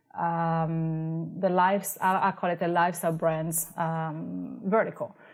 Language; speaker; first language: English; non-native, fluent; Italian